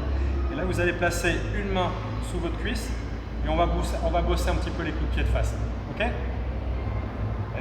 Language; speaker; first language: French; native; French